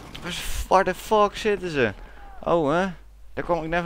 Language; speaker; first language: Dutch; native; Dutch